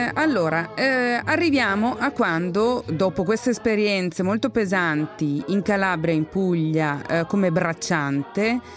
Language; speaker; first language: Italian; native; Italian